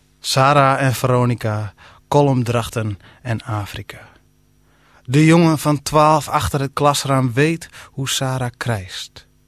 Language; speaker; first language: Dutch; non-native, local second language; Western Frisian